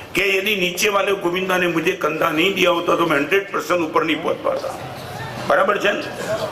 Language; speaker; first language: Hindi; non-native, local second language; Gujarati